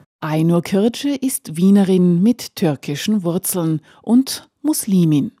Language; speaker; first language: German; native; German